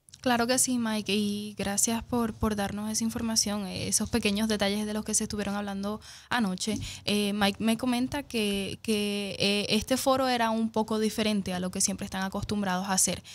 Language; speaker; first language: Spanish; native; Spanish